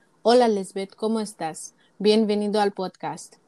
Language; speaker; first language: Spanish; non-native, learner; English